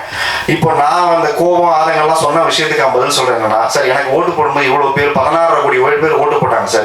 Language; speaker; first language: Tamil; native; Tamil